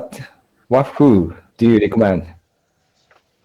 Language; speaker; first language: English; non-native, learner; Japanese